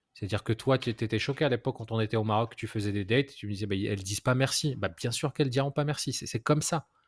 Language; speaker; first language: French; non-native, local second language; Arabic